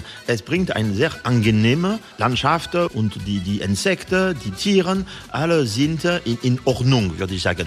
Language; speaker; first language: German; non-native, fluent; French